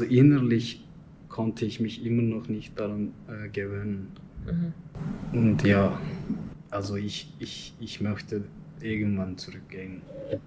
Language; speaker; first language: German; non-native, learner; Turkish